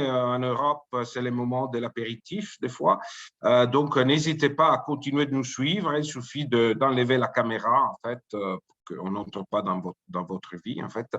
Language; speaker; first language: French; native; French